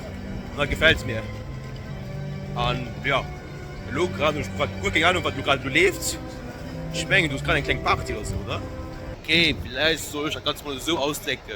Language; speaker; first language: German; non-native, local second language; Luxembourgish